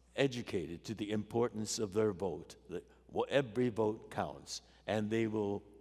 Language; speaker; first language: English; native; English